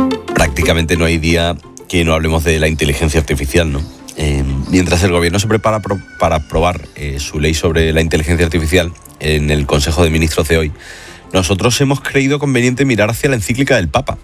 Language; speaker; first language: Spanish; native; Spanish